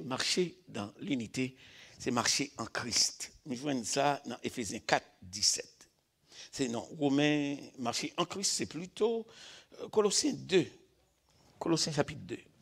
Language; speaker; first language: French; native; French